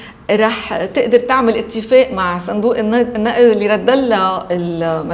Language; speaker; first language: Arabic; native; Arabic